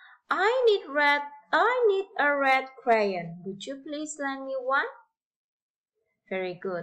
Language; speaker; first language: English; non-native, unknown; Indonesian